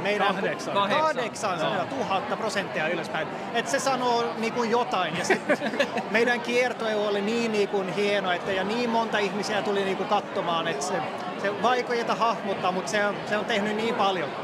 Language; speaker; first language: Finnish; non-native, local second language; Swedish